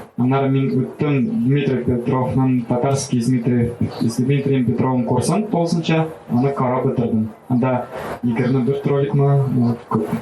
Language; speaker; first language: Tatar; non-native, local second language; Russian